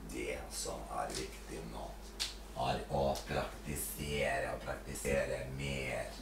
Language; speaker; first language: Norwegian; non-native, fluent; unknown